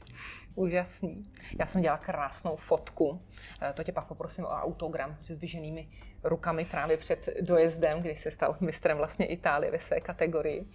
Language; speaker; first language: Czech; native; Czech